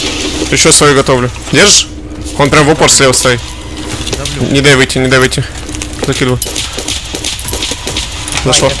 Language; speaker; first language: Russian; native; Russian